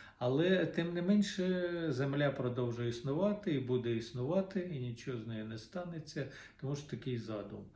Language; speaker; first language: Ukrainian; non-native, local second language; Russian